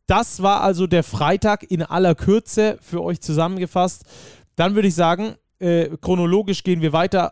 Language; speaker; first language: German; native; German